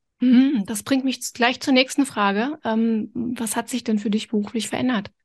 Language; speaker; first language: German; native; German